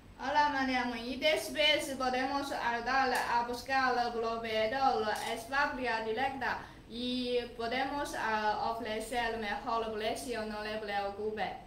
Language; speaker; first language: Spanish; non-native, learner; Chinese